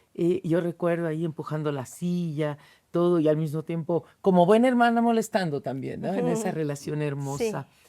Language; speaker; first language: Spanish; native; Spanish